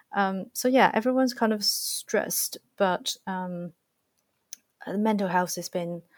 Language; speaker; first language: English; non-native, fluent; Chinese